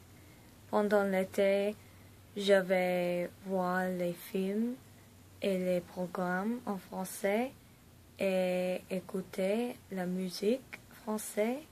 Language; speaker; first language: French; non-native, learner; English